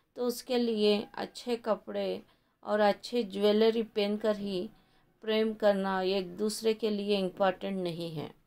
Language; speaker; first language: Hindi; non-native, local second language; Kannada